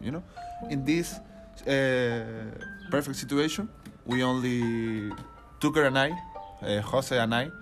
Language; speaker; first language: English; non-native, learner; Spanish